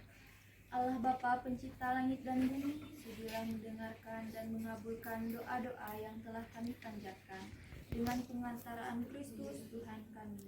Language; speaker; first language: Indonesian; native; Indonesian